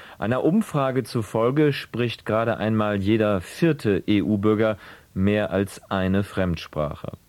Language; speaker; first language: German; native; German